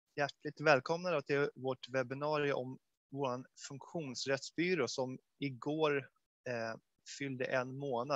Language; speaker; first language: Swedish; native; Swedish